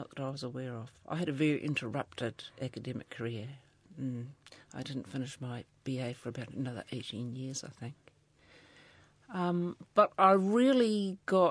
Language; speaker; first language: English; native; English